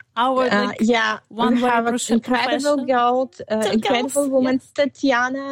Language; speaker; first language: English; non-native, learner; Ukrainian